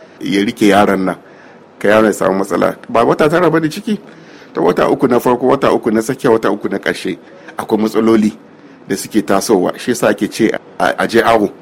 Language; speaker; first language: Hausa; native; Hausa